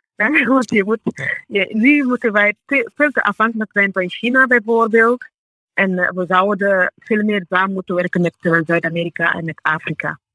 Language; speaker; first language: Dutch; non-native, fluent; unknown